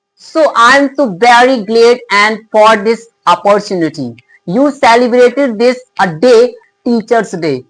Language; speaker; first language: English; non-native, local second language; Hindi